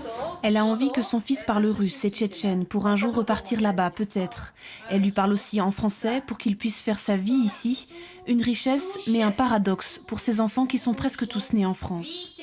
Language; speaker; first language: French; native; French